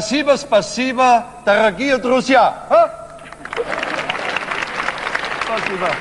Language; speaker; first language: Russian; non-native, learner; German